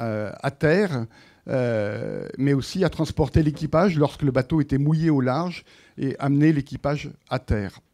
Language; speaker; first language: French; native; French